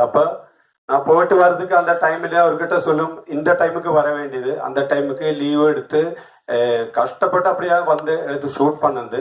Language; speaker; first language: Tamil; non-native, learner; Malayalam